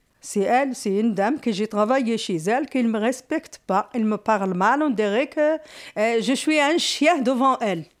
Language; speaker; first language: French; non-native, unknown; Arabic